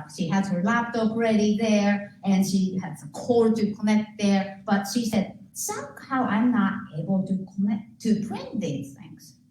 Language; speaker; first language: English; non-native, fluent; Japanese